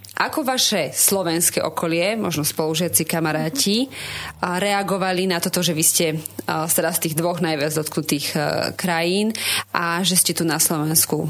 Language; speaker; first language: Slovak; native; Slovak